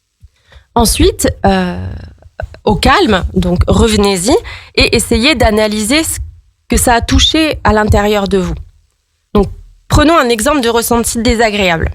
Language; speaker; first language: French; native; French